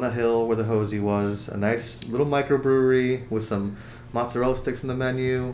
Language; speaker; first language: English; native; English